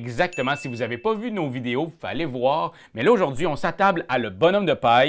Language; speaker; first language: French; native; French